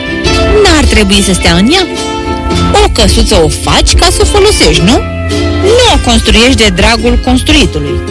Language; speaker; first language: Romanian; native; Romanian